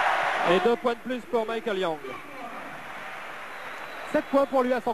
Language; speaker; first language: French; native; French